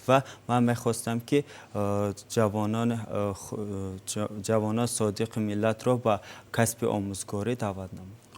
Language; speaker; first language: Tajik; non-native, local second language; Uzbek